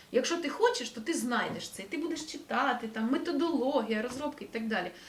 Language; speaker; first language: Ukrainian; native; Ukrainian